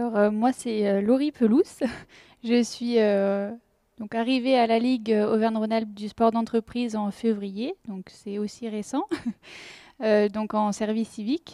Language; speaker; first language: French; native; French